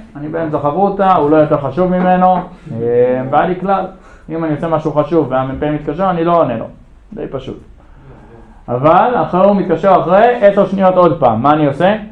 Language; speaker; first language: Hebrew; early bilingual, other home language; English